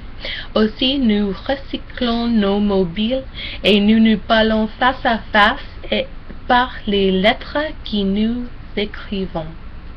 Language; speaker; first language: French; non-native, learner; English